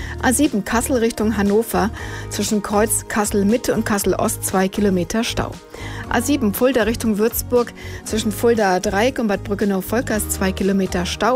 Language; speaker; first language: German; native; German